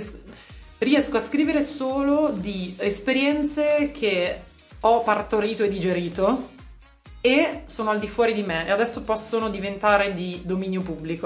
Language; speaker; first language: Italian; native; Italian